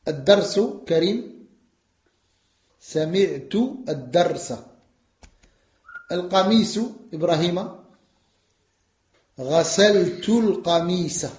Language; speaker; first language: Arabic; non-native, fluent; French